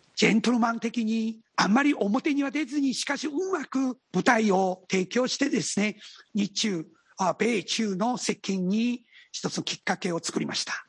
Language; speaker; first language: Japanese; non-native, fluent; Chinese